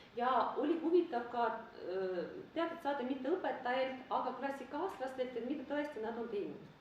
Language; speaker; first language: Estonian; non-native, local second language; Russian